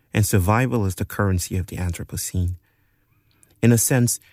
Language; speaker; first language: English; non-native, local second language; Yoruba